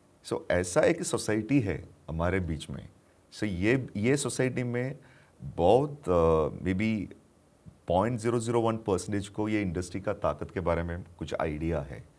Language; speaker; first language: Hindi; non-native, local second language; Malayalam